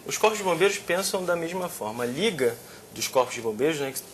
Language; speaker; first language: Portuguese; native; Portuguese